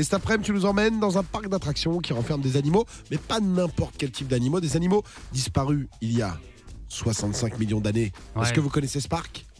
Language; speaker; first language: French; native; French